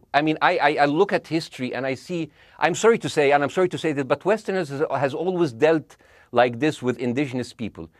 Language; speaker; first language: English; non-native, fluent; Arabic